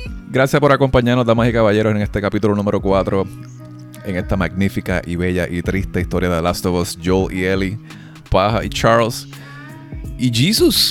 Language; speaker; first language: Spanish; native; Spanish